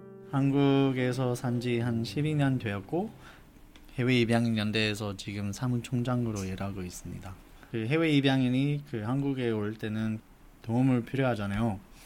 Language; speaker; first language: Korean; non-native, fluent; English